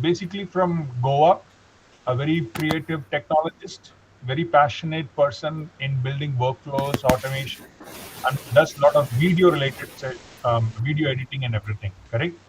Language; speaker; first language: English; non-native, local second language; Tamil